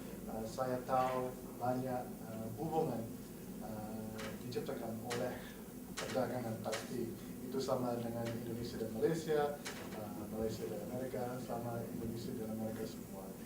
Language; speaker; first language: Indonesian; non-native, fluent; English